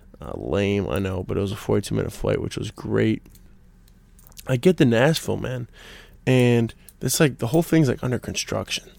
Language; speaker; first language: English; native; English